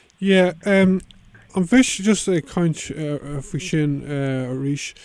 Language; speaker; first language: Irish; native; Irish